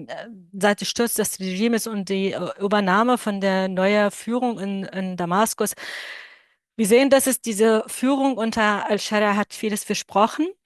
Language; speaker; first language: German; non-native, fluent; Arabic